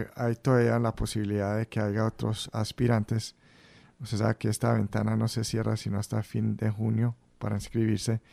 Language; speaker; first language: Spanish; early bilingual, heritage; Spanish